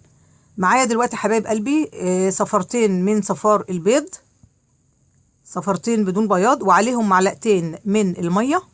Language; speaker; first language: Arabic; native; Arabic